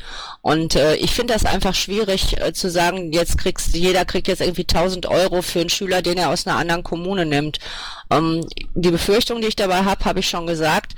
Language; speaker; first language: German; native; German